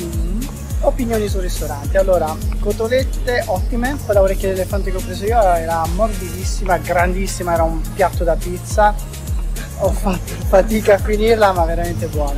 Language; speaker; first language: Italian; native; Italian